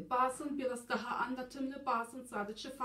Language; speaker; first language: Turkish; early bilingual, heritage; German